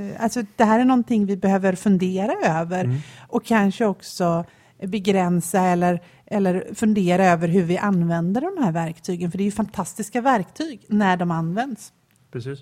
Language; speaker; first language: Swedish; native; Swedish